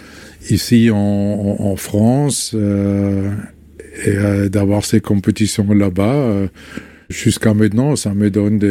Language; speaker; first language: French; non-native, fluent; German